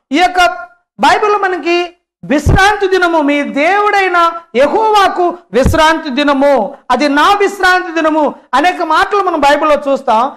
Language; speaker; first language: Telugu; non-native, local second language; Lambadi